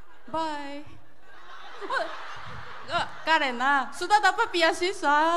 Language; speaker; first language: Indonesian; non-native, learner; Korean